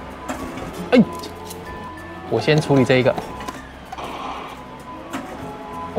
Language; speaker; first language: Chinese; native; Chinese